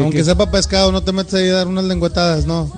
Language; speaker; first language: Spanish; native; Spanish